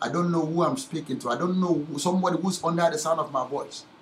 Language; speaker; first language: English; non-native, local second language; Yoruba